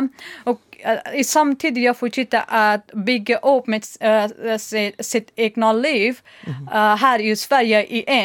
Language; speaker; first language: Swedish; non-native, learner; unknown